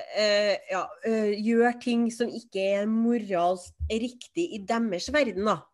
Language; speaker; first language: Norwegian; native; Norwegian